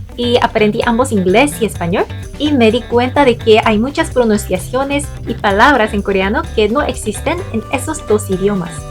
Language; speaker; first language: Spanish; non-native, fluent; Korean